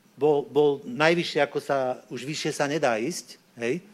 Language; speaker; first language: Slovak; native; Slovak